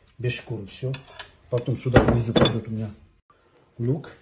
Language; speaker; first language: Russian; non-native, fluent; Armenian